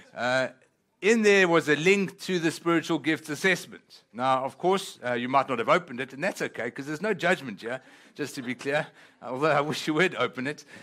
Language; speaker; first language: English; non-native, local second language; Italian